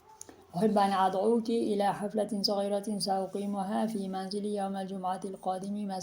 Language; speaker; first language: Arabic; non-native, fluent; Uzbek